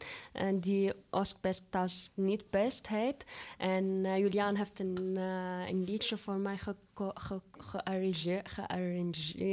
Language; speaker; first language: Dutch; non-native, learner; Arabic